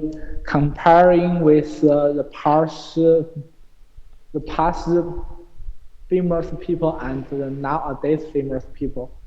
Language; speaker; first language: English; non-native, learner; Chinese